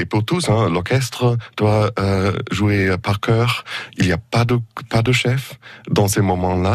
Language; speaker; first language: French; non-native, fluent; German